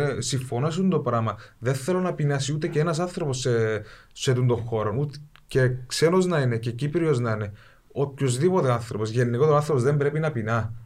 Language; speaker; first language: Greek; early bilingual, other home language; Kurdish